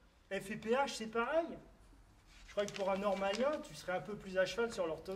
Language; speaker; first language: French; native; French